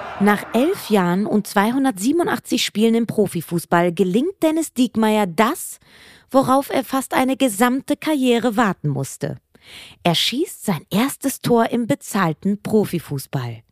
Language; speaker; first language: German; native; German